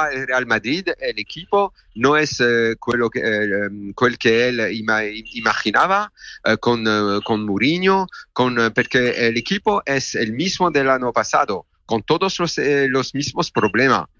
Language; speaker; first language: Spanish; non-native, learner; French